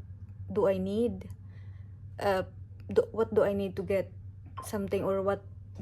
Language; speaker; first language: English; non-native, local second language; Cebuano